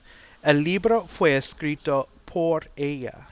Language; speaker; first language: Spanish; non-native, fluent; English